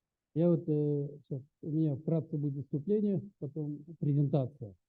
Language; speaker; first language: Russian; native; Russian